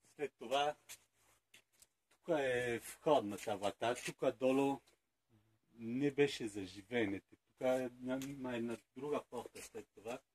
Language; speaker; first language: Bulgarian; non-native, fluent; French